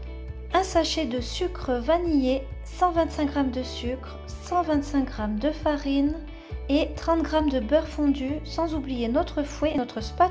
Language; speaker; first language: French; native; French